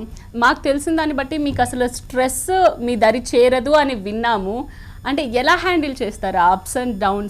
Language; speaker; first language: Telugu; native; Telugu